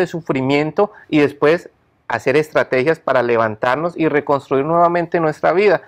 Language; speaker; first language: Spanish; native; Spanish